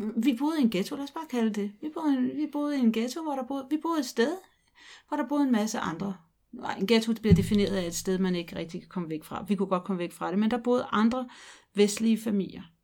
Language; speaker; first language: Danish; native; Danish